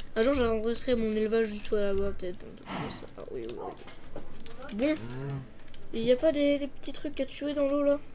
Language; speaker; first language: French; native; French